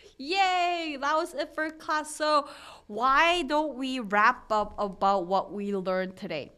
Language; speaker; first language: English; non-native, fluent; Korean